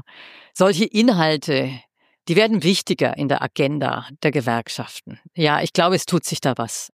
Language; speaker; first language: German; native; German